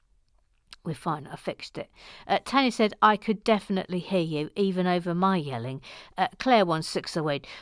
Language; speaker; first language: English; native; English